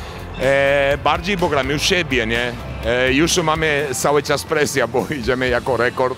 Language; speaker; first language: Polish; non-native, learner; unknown